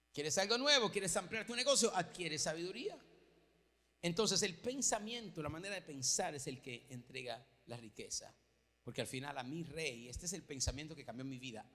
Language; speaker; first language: Spanish; native; Spanish